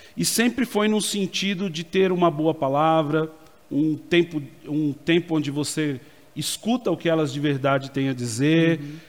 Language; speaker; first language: Portuguese; native; Portuguese